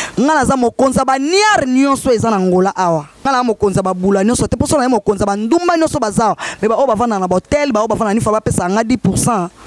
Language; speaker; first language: Lingala; non-native, local second language; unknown